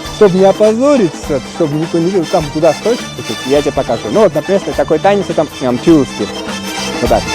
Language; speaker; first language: Russian; non-native, fluent; Kurdish